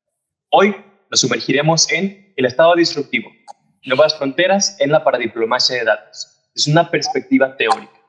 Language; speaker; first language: Spanish; native; Spanish